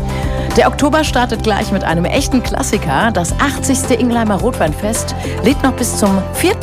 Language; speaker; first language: German; native; German